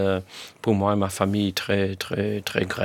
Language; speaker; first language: French; non-native, learner; English